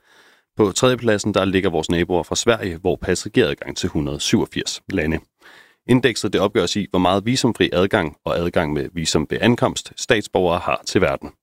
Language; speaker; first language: Danish; native; Danish